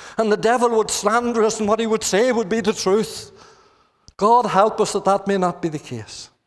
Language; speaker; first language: English; native; English